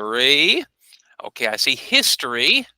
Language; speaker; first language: English; native; English